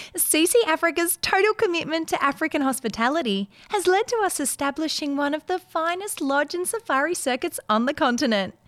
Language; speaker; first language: English; early bilingual, other home language; Dutch